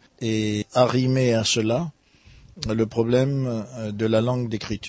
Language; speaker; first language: French; non-native, local second language; Lingala